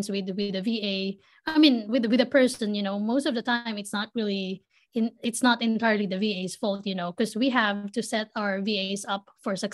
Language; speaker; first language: English; non-native, local second language; Filipino